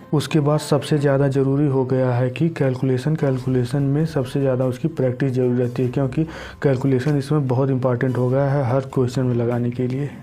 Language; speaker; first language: Hindi; native; Hindi